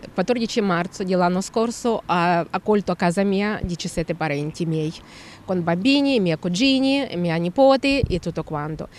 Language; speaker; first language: Italian; non-native, fluent; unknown